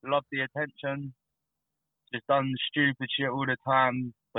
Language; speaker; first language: English; native; English